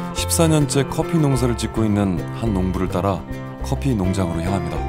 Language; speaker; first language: Korean; native; Korean